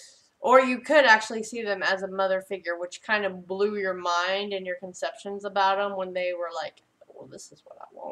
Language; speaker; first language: English; native; English